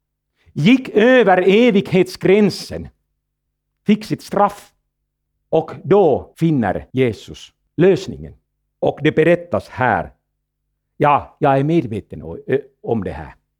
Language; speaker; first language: Swedish; non-native, fluent; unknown